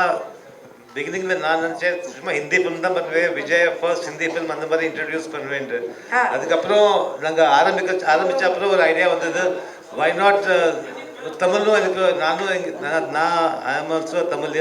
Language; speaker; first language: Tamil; early bilingual, heritage; Tamil